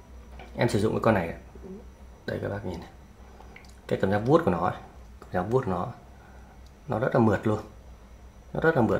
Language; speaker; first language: Vietnamese; native; Vietnamese